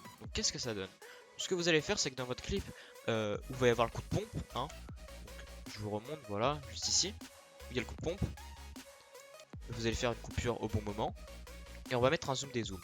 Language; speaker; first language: French; native; French